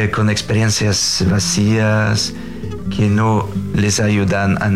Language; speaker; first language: Spanish; non-native, fluent; Faroese